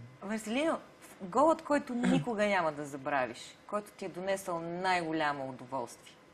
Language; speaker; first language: Bulgarian; native; Bulgarian